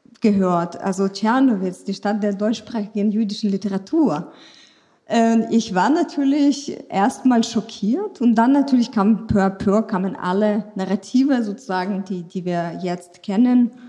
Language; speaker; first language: German; non-native, fluent; Ukrainian